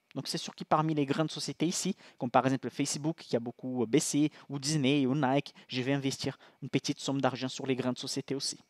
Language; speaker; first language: French; non-native, fluent; Portuguese